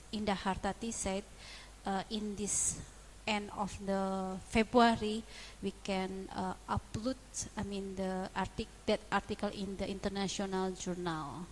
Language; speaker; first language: English; non-native, learner; Indonesian